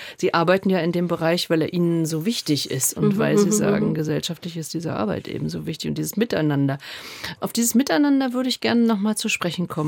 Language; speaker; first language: German; native; German